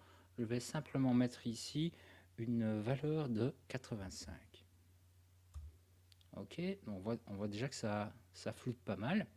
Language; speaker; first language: French; native; French